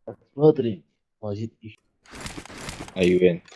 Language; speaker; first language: Russian; non-native, fluent; Georgian